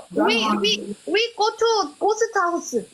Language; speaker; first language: English; non-native, learner; Korean